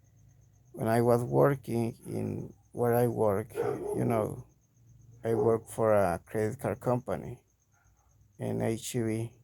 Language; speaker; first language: English; non-native, learner; Spanish